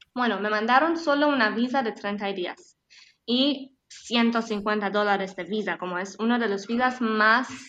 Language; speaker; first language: Spanish; non-native, fluent; Persian